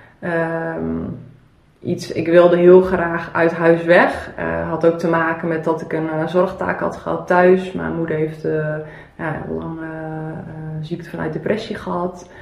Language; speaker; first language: Dutch; early bilingual, other home language; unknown